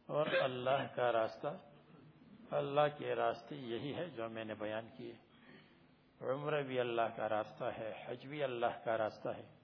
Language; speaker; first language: Urdu; native; Urdu